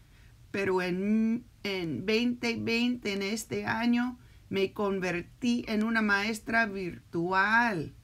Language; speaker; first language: Spanish; early bilingual, heritage; Spanish